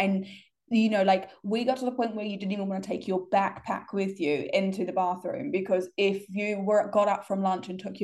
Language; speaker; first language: English; native; English